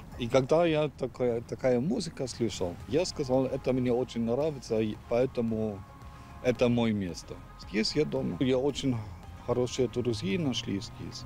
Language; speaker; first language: Russian; non-native, learner; German